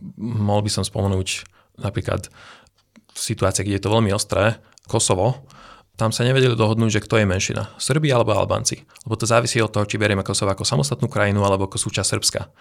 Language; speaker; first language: Slovak; non-native, local second language; Hungarian